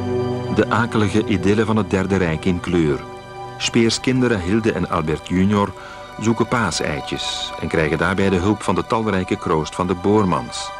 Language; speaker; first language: Dutch; native; Dutch